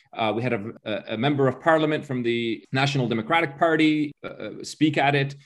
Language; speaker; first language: English; early bilingual, other home language; Arabic